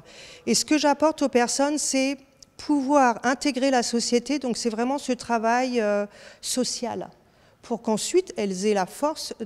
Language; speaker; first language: French; native; French